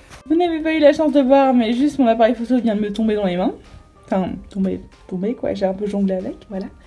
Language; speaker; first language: French; native; French